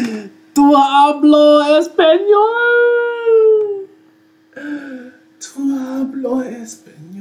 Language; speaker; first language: Spanish; non-native, learner; English